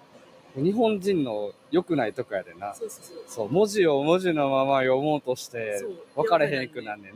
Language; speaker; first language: Japanese; native; Japanese